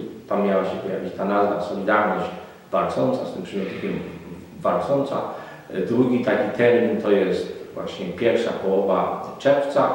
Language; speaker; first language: Polish; native; Polish